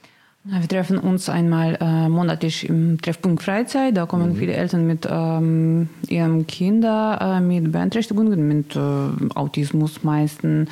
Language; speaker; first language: German; non-native, learner; Russian